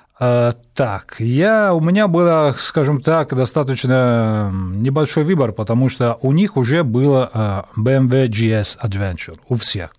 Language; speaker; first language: Russian; non-native, fluent; Italian